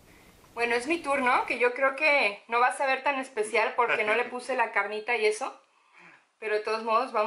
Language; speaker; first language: Spanish; native; Spanish